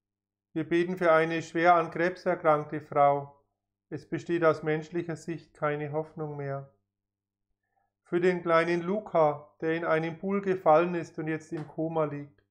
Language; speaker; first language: German; native; German